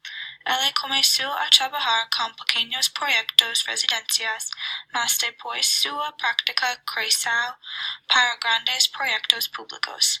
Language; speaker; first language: Portuguese; non-native, learner; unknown